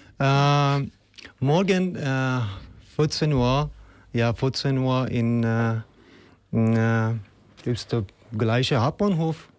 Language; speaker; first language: German; non-native, learner; Persian